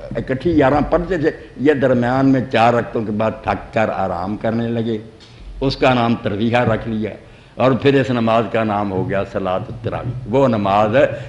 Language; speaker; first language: Urdu; non-native, local second language; Punjabi